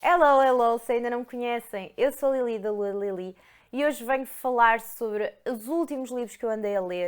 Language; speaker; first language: Portuguese; native; Portuguese